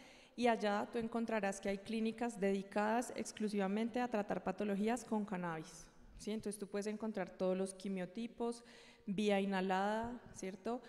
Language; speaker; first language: Spanish; native; Spanish